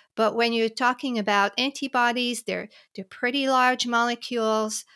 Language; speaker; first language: English; native; English